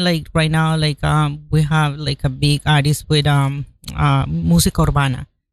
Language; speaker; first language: English; non-native, fluent; Spanish